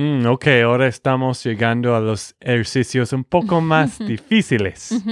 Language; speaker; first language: Spanish; non-native, fluent; English